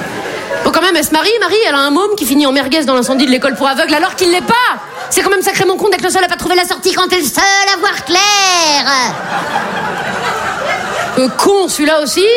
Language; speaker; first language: French; native; French